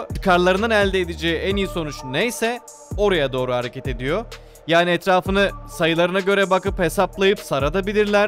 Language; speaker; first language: Turkish; native; Turkish